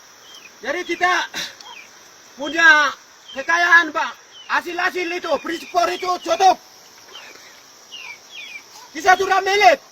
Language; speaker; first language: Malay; non-native, local second language; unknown